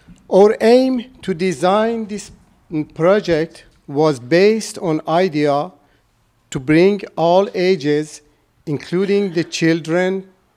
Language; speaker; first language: English; non-native, fluent; Persian